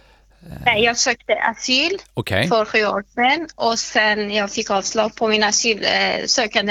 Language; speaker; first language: Swedish; non-native, fluent; Persian